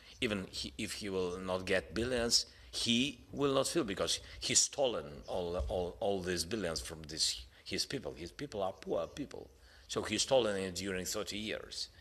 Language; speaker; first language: English; non-native, fluent; Russian